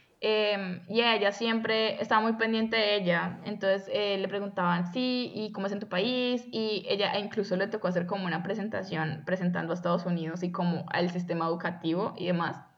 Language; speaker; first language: Spanish; native; Spanish